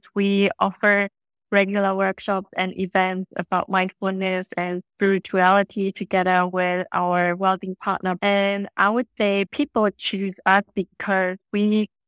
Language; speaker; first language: English; non-native, fluent; German